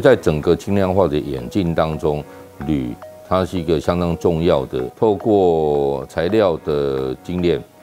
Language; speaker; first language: Chinese; native; Chinese